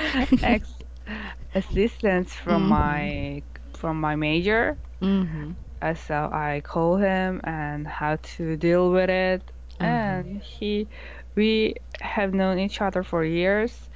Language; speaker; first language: English; non-native, learner; Korean